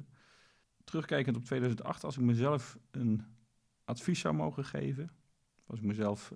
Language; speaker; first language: Dutch; native; Dutch